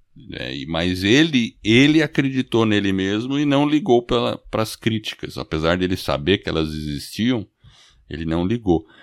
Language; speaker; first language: Portuguese; non-native, fluent; English